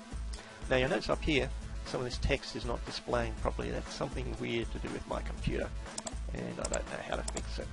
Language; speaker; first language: English; native; English